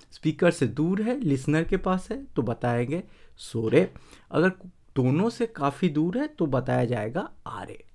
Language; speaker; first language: Hindi; native; Hindi